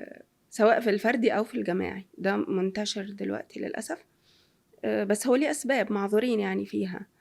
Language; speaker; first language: Arabic; native; Arabic